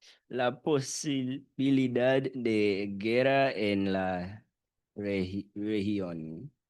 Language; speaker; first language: Spanish; non-native, learner; English